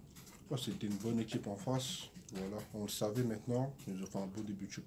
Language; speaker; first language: French; native; French